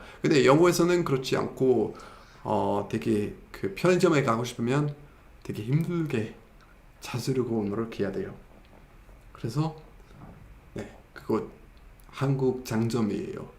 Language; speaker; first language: Korean; non-native, fluent; English